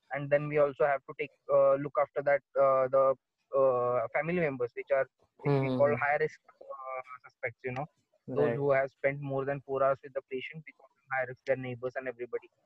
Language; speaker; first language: English; non-native, local second language; Marathi